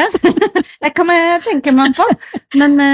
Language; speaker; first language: Norwegian; non-native, fluent; Spanish